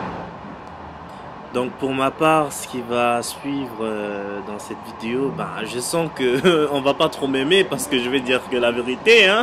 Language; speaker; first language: French; native; French